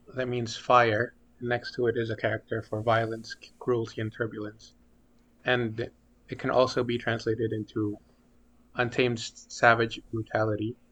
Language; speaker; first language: English; early bilingual, other home language; Filipino